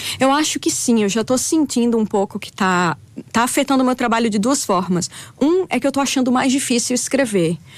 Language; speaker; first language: Portuguese; native; Portuguese